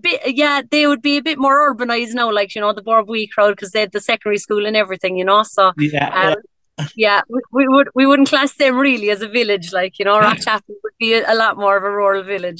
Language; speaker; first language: English; native; English